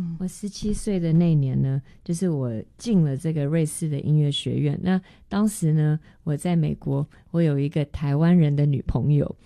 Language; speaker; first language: Chinese; non-native, fluent; Korean